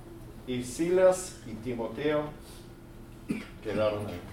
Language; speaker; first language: Spanish; early bilingual, heritage; English